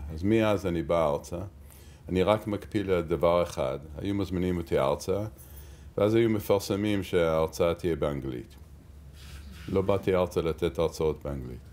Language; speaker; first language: Hebrew; early bilingual, heritage; Hebrew